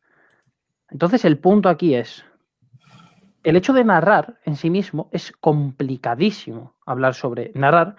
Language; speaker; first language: Spanish; native; Spanish